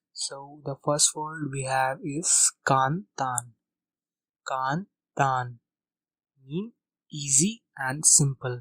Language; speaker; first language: English; non-native, local second language; Hindi